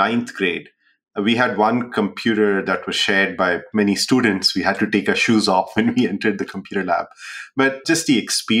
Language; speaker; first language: English; non-native, local second language; Hindi